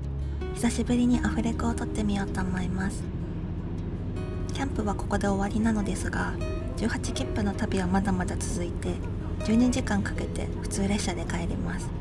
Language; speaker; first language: Japanese; native; Japanese